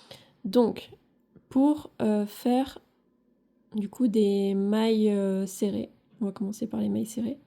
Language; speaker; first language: French; native; French